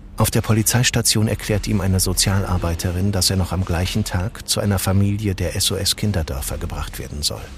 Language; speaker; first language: German; native; German